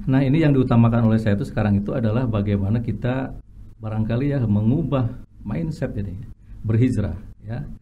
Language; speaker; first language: Indonesian; native; Indonesian